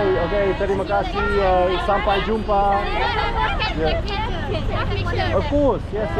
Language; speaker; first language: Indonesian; non-native, learner; Polish